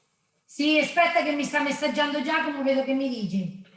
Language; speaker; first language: Italian; native; Italian